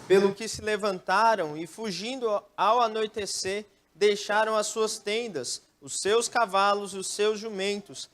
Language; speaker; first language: Portuguese; native; Portuguese